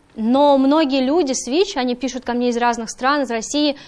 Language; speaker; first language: Russian; native; Russian